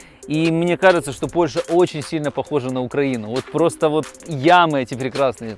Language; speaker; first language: Russian; native; Russian